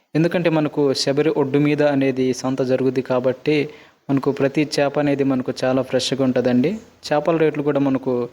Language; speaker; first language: Telugu; non-native, local second language; Koya